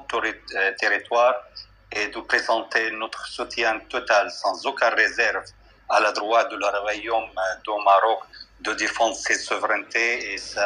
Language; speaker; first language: French; non-native, fluent; Arabic